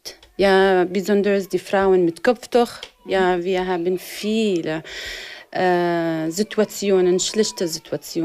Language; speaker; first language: German; non-native, learner; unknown